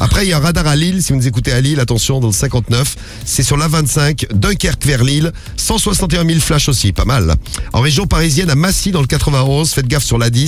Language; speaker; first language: French; native; French